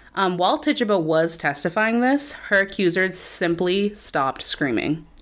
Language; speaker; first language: English; native; English